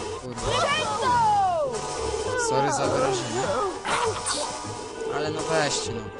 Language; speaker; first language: Polish; native; Polish